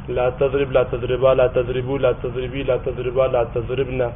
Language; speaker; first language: Arabic; non-native, learner; Urdu